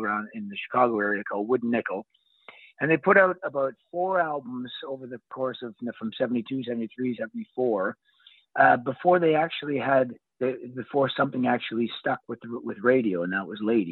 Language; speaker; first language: English; native; English